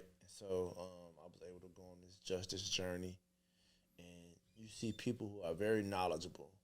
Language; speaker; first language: English; native; English